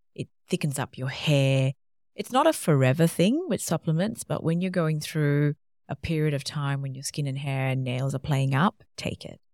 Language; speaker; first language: English; non-native, local second language; Tamil